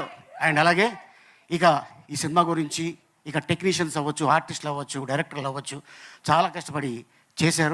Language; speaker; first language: Telugu; native; Telugu